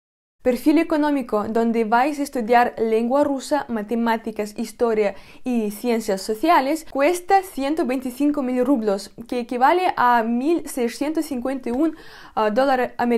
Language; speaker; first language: Spanish; non-native, fluent; Russian